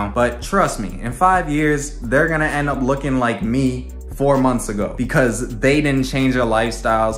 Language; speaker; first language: English; native; English